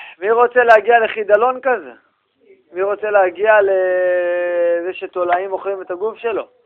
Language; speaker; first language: Hebrew; native; Hebrew